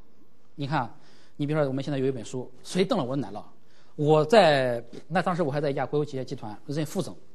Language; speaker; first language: Chinese; native; Chinese